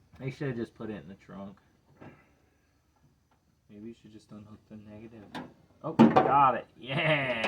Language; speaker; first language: English; native; English